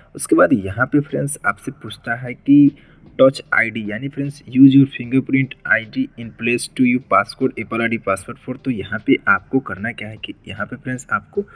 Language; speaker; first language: Hindi; native; Hindi